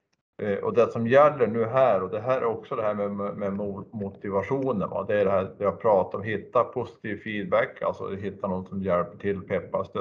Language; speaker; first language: Swedish; native; Swedish